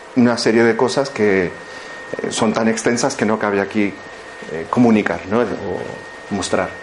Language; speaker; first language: Spanish; native; Spanish